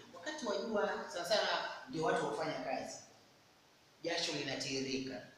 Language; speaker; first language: Swahili; non-native, local second language; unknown